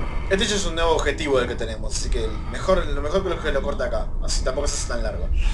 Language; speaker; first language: Spanish; native; Spanish